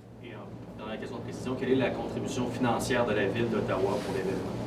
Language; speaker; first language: French; native; French